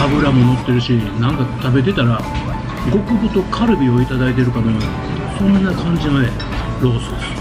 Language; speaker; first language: Japanese; native; Japanese